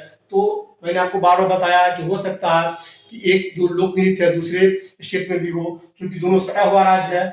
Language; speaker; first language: Hindi; native; Hindi